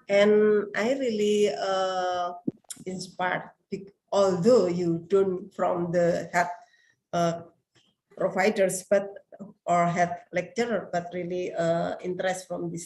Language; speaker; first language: English; non-native, learner; Indonesian